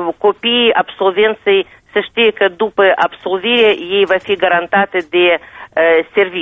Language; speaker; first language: Romanian; non-native, local second language; Russian